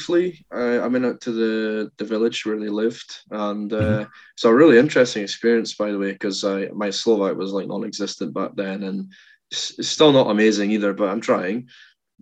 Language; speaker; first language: English; native; English